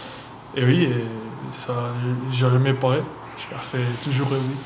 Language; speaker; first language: French; non-native, learner; Portuguese